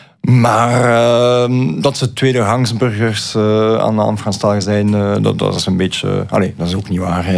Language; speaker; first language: Dutch; non-native, local second language; French